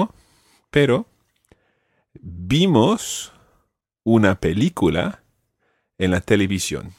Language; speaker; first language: Spanish; non-native, fluent; English